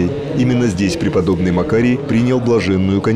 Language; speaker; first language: Russian; native; Russian